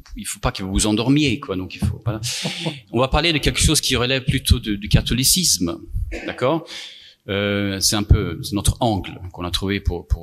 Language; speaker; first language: French; non-native, fluent; Swedish